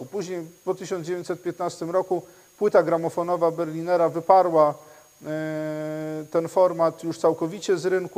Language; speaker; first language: Polish; native; Polish